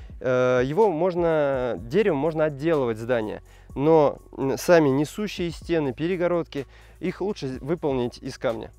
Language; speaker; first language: Russian; native; Russian